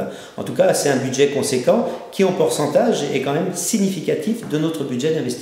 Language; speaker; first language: French; native; French